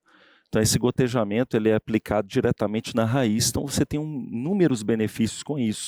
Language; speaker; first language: Portuguese; native; Portuguese